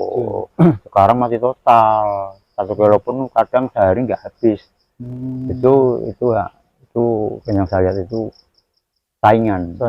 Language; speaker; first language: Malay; non-native, local second language; Javanese